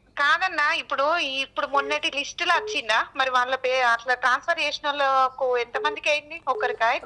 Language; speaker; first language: Telugu; native; Telugu